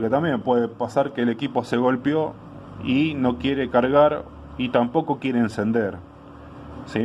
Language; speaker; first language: Spanish; native; Spanish